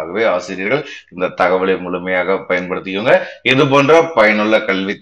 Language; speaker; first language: Tamil; native; Tamil